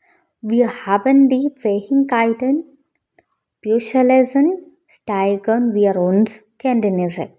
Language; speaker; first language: German; non-native, learner; Malayalam